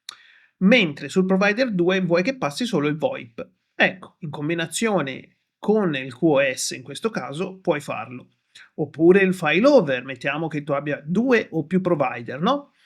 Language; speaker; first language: Italian; native; Italian